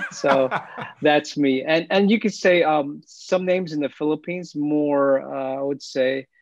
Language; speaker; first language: English; early bilingual, other home language; Filipino